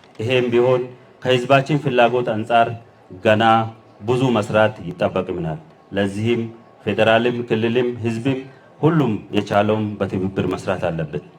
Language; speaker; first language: Amharic; non-native, local second language; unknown